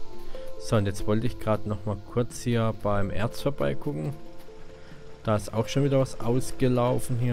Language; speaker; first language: German; native; German